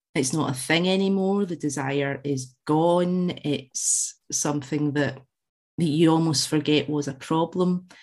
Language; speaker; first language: English; native; English